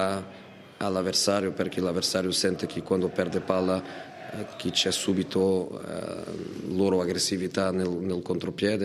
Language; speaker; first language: Italian; non-native, fluent; Portuguese